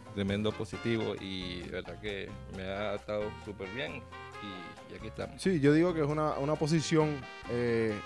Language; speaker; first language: Spanish; native; Spanish